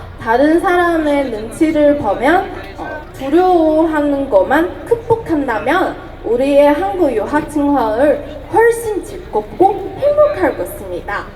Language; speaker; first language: Korean; non-native, fluent; Chinese